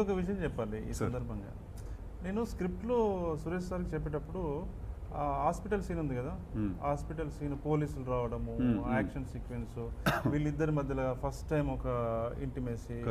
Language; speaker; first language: Telugu; native; Telugu